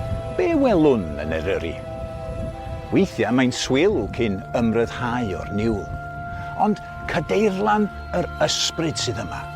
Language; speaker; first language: Welsh; native; Welsh